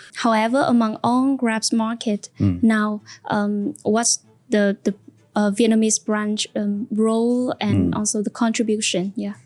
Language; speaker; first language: English; non-native, fluent; Vietnamese